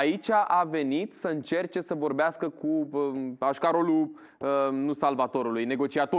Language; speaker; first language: Romanian; native; Romanian